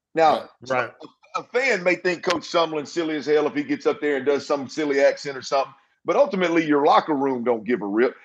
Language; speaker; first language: English; native; English